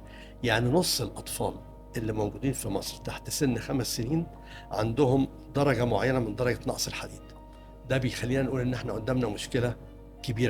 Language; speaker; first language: Arabic; native; Arabic